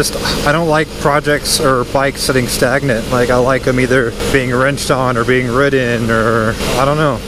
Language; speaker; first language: English; native; English